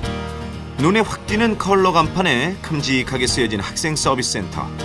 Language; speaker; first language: Korean; native; Korean